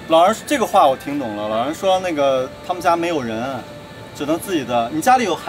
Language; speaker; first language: Chinese; native; Chinese